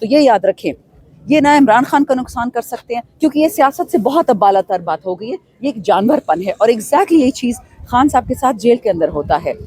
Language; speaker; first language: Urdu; non-native, local second language; Pashto